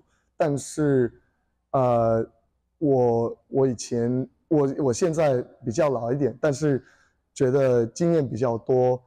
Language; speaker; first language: Chinese; early bilingual, heritage; English